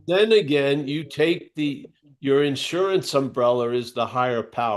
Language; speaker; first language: English; native; English